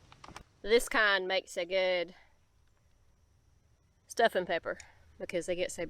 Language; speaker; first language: English; native; English